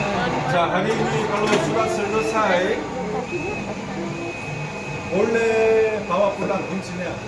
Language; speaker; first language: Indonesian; non-native, learner; Korean